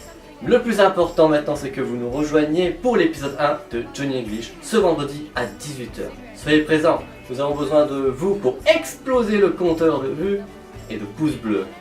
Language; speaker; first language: French; native; French